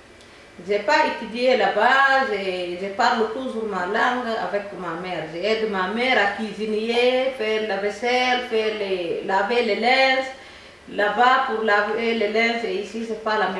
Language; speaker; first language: French; non-native, learner; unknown